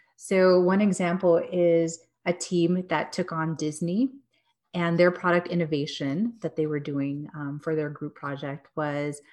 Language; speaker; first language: English; native; English